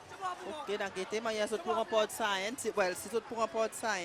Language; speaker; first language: French; non-native, learner; Seselwa Creole French